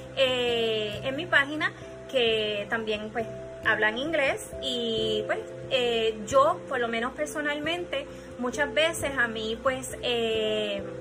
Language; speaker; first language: Spanish; early bilingual, heritage; Spanish